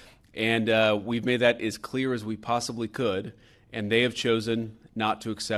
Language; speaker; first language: English; native; English